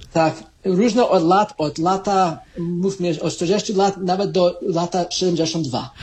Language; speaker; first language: Polish; early bilingual, heritage; Polish